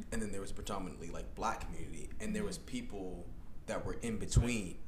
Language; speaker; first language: English; native; English